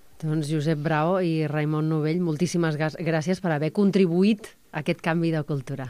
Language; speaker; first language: Catalan; native; Catalan